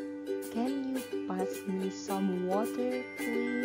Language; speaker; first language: English; non-native, fluent; Indonesian